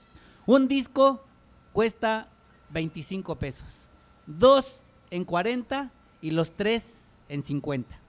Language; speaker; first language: Spanish; native; Spanish